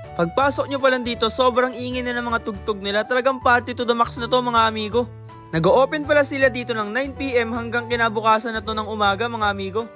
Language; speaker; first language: Filipino; native; Filipino